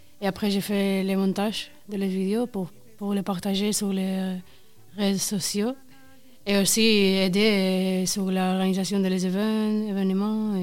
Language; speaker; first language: French; non-native, learner; Spanish